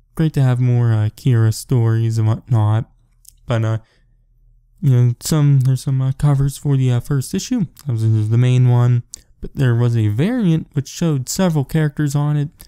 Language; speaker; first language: English; native; English